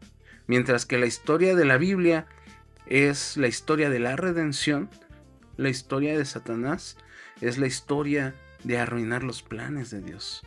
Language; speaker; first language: Spanish; native; Spanish